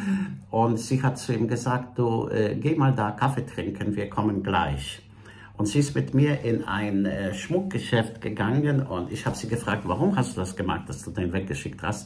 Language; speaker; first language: German; non-native, fluent; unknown